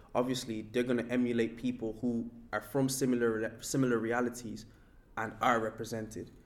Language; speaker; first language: English; non-native, local second language; Yoruba